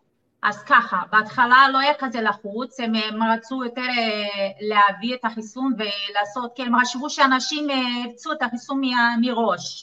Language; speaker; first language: Hebrew; non-native, fluent; Portuguese